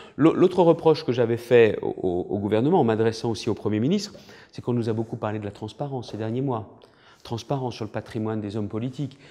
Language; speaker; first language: French; native; French